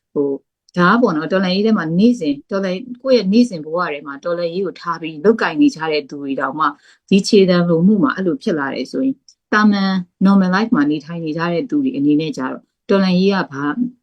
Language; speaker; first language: Burmese; native; Burmese